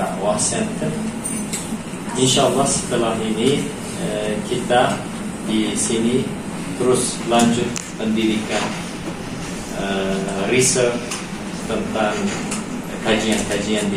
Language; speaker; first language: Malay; non-native, fluent; Turkish